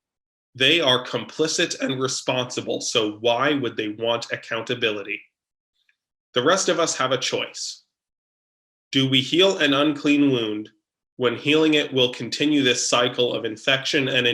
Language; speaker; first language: English; native; English